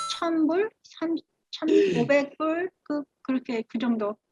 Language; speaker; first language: Korean; early bilingual, heritage; Korean